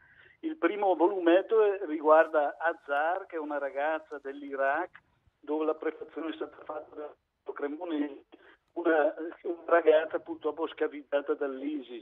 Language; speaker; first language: Italian; native; Italian